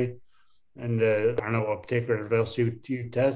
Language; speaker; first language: English; native; English